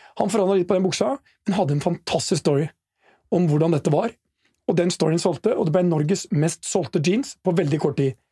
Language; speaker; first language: Norwegian; native; Norwegian